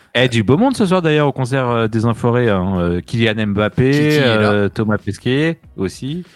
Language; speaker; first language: French; native; French